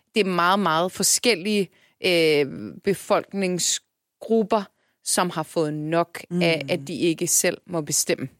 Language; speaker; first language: Danish; early bilingual, other home language; Turkish